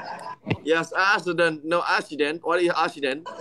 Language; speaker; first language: English; non-native, learner; Chinese